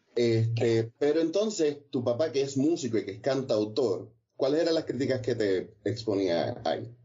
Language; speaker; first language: Spanish; native; Spanish